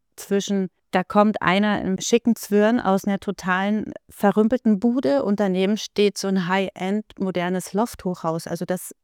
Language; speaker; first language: German; native; German